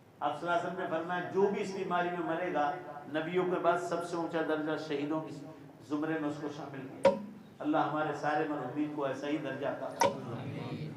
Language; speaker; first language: Urdu; non-native, local second language; Gujarati